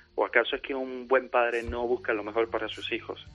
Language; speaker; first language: Spanish; native; Spanish